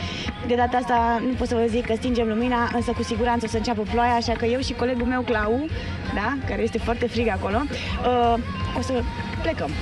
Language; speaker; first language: Romanian; native; Romanian